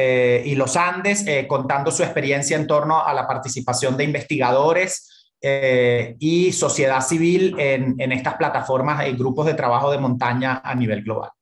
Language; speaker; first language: Spanish; native; Spanish